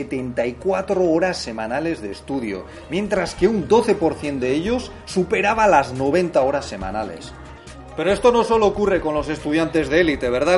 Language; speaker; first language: Spanish; native; Spanish